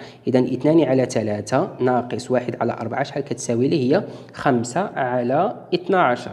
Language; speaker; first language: Arabic; native; Arabic